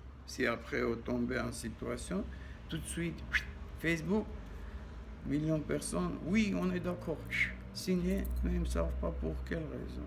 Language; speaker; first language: French; non-native, learner; Armenian